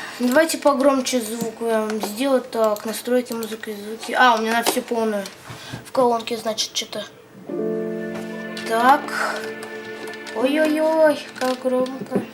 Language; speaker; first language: Russian; native; Russian